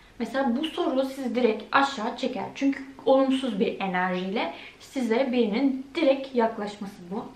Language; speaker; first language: Turkish; early bilingual, heritage; Turkish